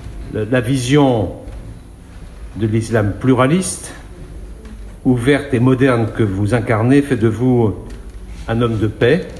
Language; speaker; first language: French; native; French